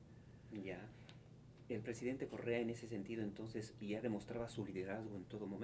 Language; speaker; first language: Spanish; native; Spanish